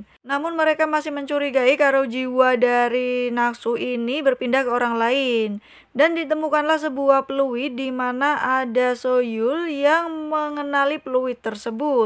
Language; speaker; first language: Indonesian; native; Indonesian